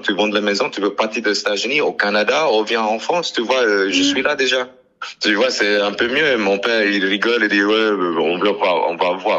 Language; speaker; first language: French; non-native, learner; English